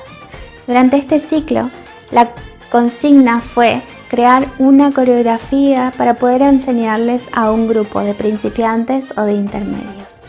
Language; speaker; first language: Spanish; native; Spanish